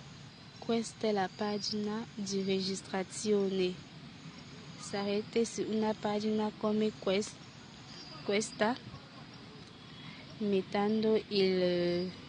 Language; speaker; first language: Italian; non-native, learner; French